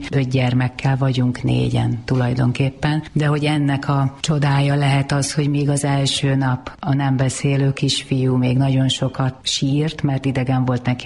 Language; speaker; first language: Hungarian; native; Hungarian